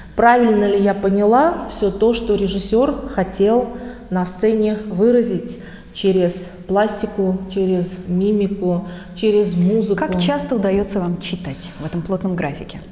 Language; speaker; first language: Russian; native; Russian